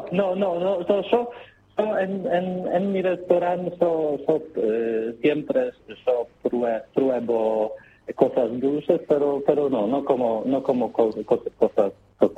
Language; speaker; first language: Spanish; non-native, learner; Polish